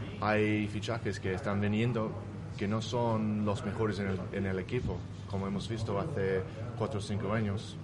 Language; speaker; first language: Spanish; non-native, fluent; English